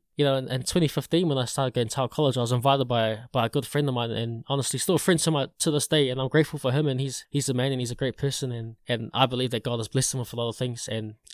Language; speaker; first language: English; native; English